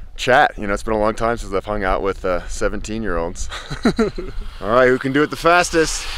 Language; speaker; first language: English; native; English